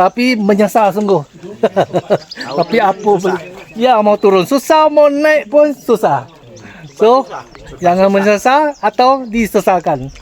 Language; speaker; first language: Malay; non-native, local second language; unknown